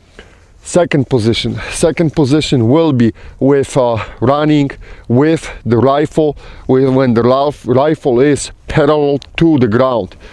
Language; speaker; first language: English; non-native, fluent; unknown